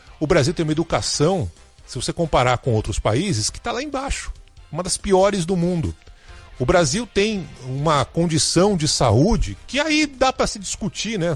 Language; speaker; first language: Portuguese; native; Portuguese